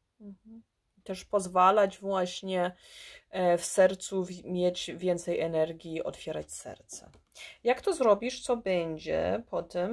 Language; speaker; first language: Polish; early bilingual, heritage; Polish